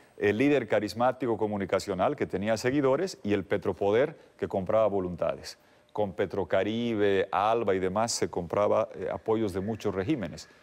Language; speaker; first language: Spanish; native; Spanish